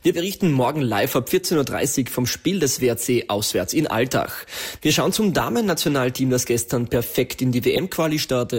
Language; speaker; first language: German; native; German